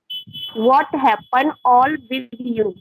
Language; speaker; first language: English; non-native, learner; Hindi